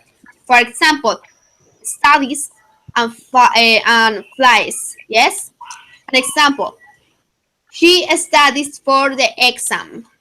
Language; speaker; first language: English; non-native, fluent; Spanish